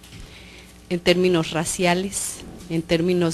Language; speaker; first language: Spanish; native; Spanish